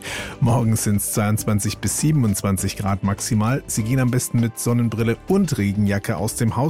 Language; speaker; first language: German; native; German